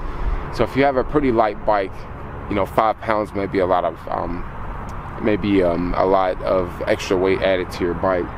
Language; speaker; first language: English; native; English